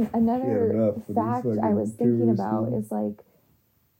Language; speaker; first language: English; native; English